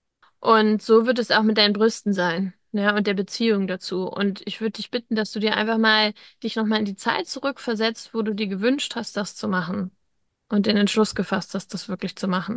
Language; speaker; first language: German; native; German